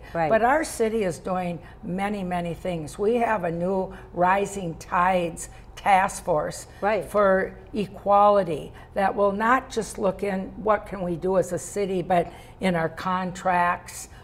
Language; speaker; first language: English; native; English